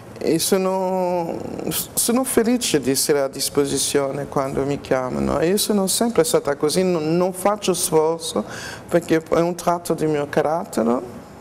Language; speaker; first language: Italian; non-native, fluent; French